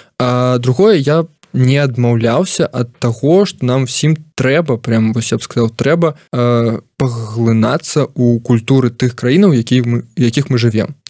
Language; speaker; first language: Belarusian; non-native, local second language; Russian